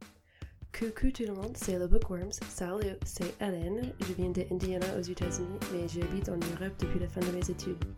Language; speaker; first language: French; non-native, fluent; English